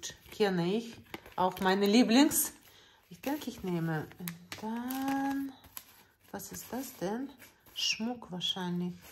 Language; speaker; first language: German; non-native, learner; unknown